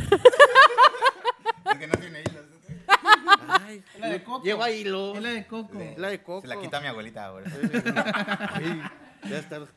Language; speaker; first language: Spanish; native; Spanish